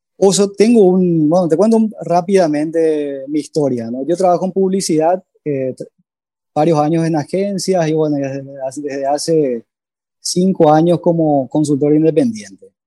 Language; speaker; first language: Spanish; native; Spanish